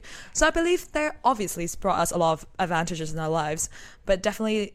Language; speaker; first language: English; non-native, local second language; Cantonese